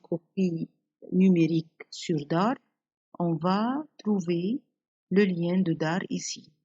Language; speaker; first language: French; non-native, fluent; Arabic